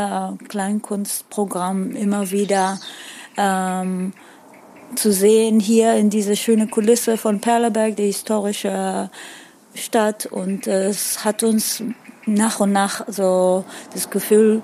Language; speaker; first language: German; non-native, fluent; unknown